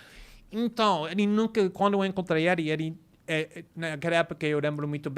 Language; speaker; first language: Portuguese; non-native, fluent; English